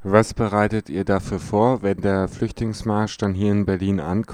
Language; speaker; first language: German; native; German